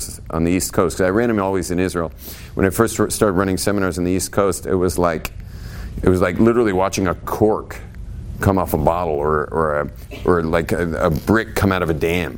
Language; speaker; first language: English; native; English